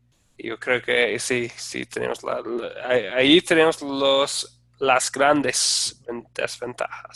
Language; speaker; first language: Spanish; non-native, fluent; English